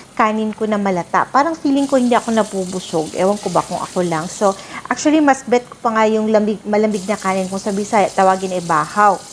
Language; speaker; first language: Filipino; non-native, local second language; Cebuano